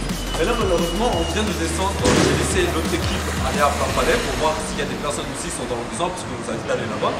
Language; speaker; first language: French; native; French